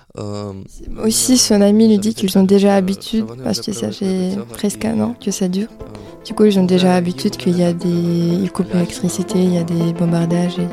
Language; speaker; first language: French; early bilingual, other home language; Ukrainian